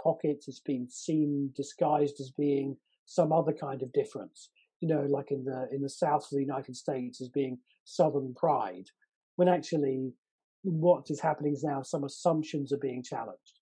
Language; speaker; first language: English; native; English